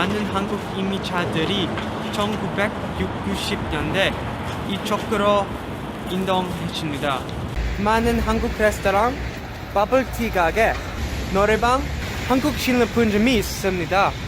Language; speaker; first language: Korean; early bilingual, other home language; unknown